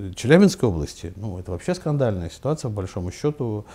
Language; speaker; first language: Russian; native; Russian